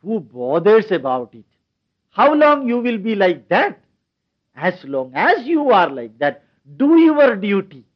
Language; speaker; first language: English; non-native, local second language; Malayalam